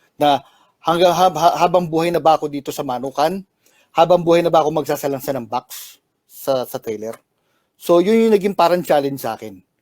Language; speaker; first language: Filipino; native; Filipino